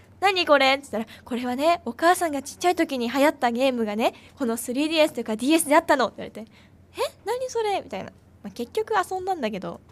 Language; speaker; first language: Japanese; native; Japanese